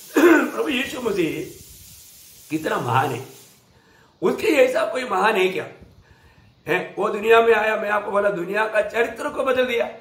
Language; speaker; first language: Hindi; non-native, local second language; Malayalam